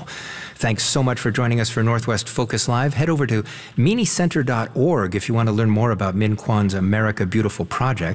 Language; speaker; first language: English; native; English